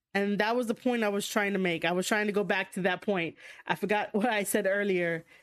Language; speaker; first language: English; native; English